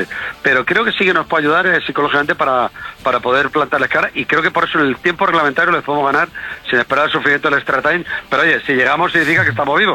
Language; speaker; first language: Spanish; native; Spanish